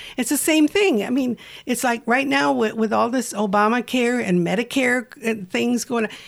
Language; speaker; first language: English; native; English